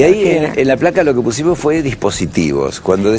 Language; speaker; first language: Spanish; native; Spanish